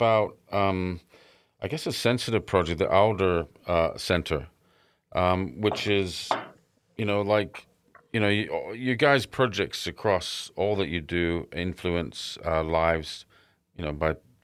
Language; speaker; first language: English; native; English